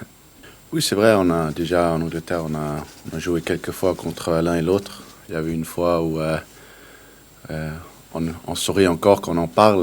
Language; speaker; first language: French; non-native, learner; Danish